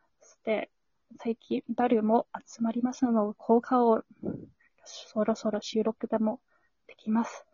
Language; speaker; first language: Japanese; non-native, learner; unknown